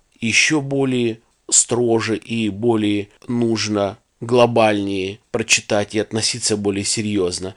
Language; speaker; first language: Russian; native; Russian